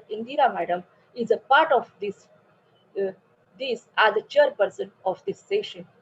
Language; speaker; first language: English; non-native, local second language; Marathi